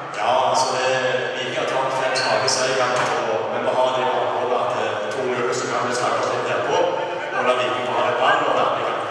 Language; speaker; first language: Norwegian; native; Norwegian